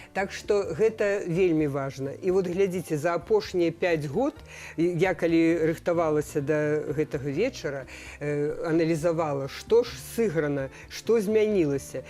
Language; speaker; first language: Belarusian; native; Belarusian